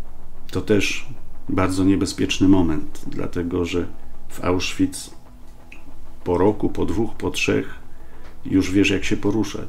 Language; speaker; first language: Polish; native; Polish